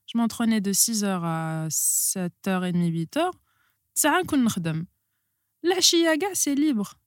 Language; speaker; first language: French; non-native, local second language; Arabic